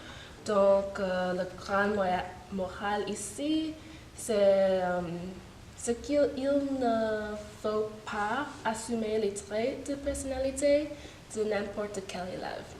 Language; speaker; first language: French; non-native, fluent; English